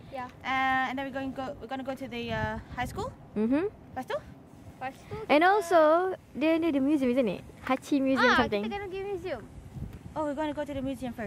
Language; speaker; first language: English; non-native, local second language; Malay